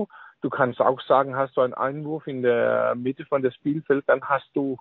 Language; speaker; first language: German; non-native, learner; Danish